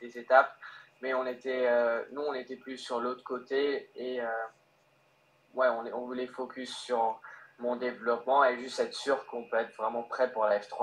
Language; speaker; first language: French; early bilingual, heritage; French